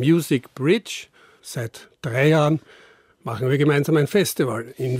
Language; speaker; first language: German; native; German